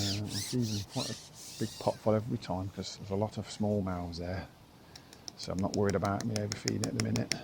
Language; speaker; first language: English; native; English